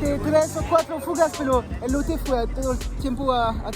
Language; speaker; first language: Spanish; non-native, learner; French